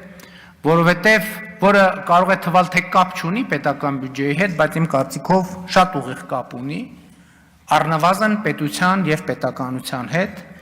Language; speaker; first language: Armenian; native; Armenian